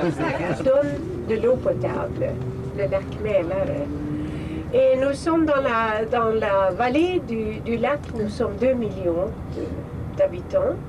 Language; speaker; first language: French; non-native, fluent; Swedish